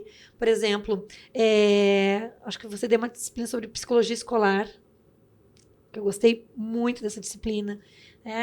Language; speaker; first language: Portuguese; native; Portuguese